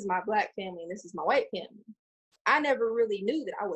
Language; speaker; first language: English; native; English